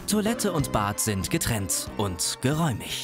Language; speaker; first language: German; native; German